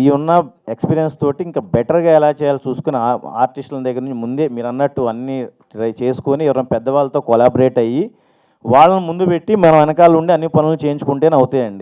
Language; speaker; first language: Telugu; native; Telugu